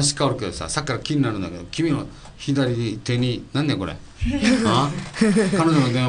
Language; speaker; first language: Japanese; native; Japanese